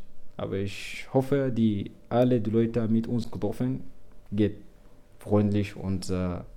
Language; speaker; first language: German; non-native, learner; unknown